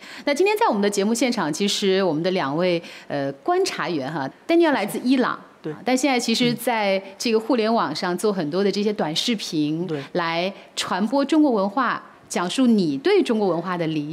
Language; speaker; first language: Chinese; native; Chinese